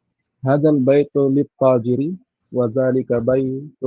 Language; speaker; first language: Arabic; non-native, learner; Filipino